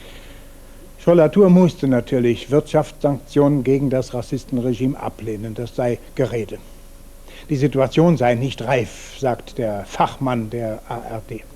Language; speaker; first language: German; native; German